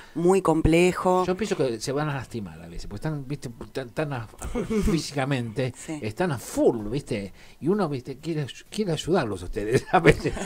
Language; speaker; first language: Spanish; native; Spanish